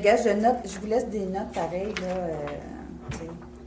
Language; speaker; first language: French; native; French